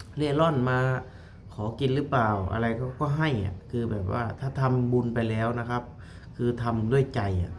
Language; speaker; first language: Thai; native; Thai